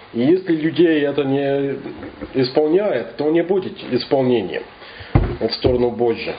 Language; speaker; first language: Russian; non-native, fluent; English